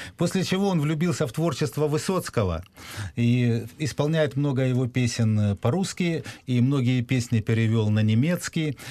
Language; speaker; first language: Russian; native; Russian